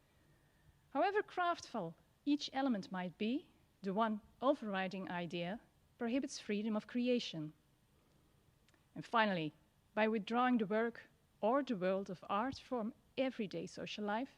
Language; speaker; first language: English; non-native, fluent; Dutch